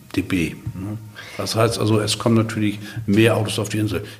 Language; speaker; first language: German; native; German